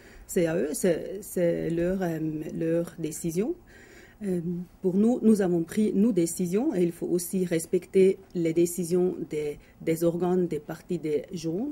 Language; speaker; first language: French; non-native, local second language; German